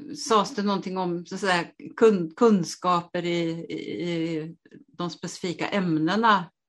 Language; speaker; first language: Swedish; native; Swedish